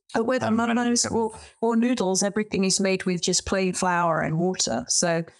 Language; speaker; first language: English; native; English